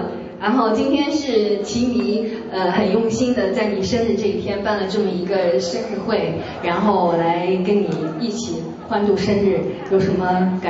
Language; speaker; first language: Chinese; native; Chinese